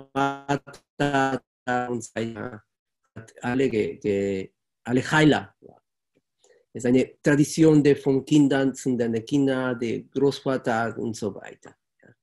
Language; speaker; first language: German; non-native, fluent; Spanish